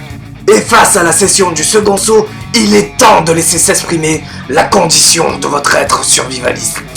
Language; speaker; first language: French; native; French